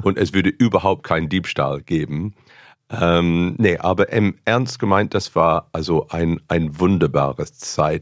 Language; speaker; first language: German; non-native, fluent; English